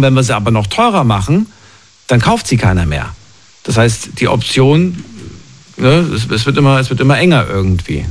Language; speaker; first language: German; native; German